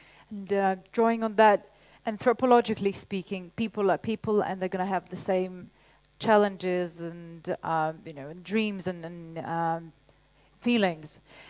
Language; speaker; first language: English; non-native, fluent; Ukrainian